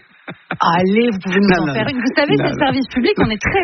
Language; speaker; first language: French; native; French